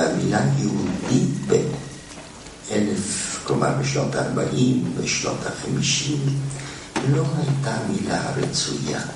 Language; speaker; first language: Hebrew; non-native, fluent; German